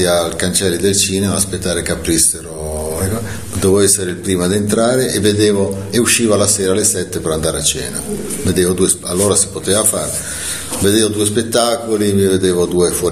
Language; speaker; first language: Italian; native; Italian